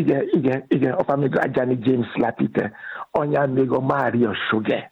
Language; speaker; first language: Hungarian; non-native, learner; Yoruba